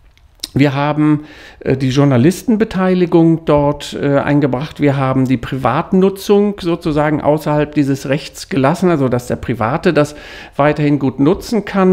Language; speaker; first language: German; native; German